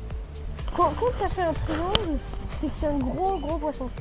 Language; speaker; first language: French; native; French